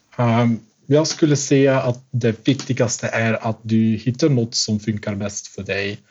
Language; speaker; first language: Swedish; non-native, fluent; Dutch